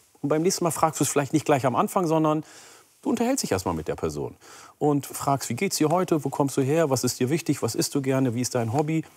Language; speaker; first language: German; early bilingual, other home language; Oromo